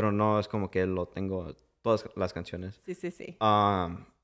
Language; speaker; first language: Spanish; early bilingual, heritage; English